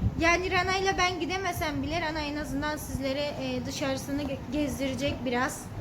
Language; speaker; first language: Turkish; native; Turkish